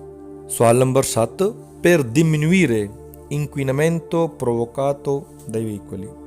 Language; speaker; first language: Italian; non-native, fluent; Punjabi